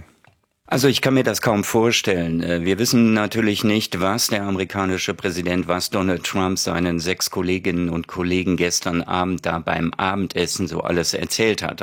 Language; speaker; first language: German; native; German